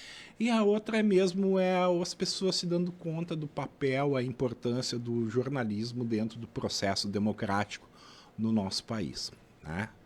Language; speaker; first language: Portuguese; native; Portuguese